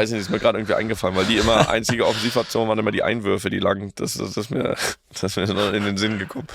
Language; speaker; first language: German; native; German